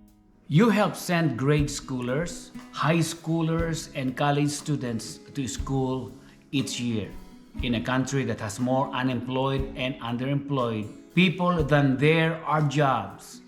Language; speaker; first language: English; non-native, local second language; Filipino